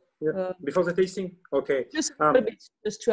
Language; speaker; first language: English; non-native, learner; French